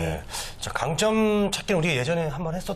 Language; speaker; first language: Korean; native; Korean